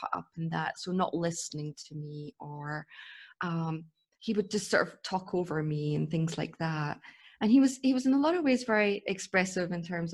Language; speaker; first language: English; native; English